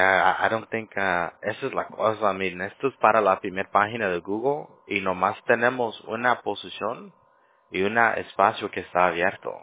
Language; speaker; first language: Spanish; non-native, learner; English